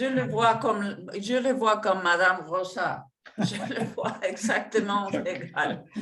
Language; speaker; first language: French; non-native, fluent; Spanish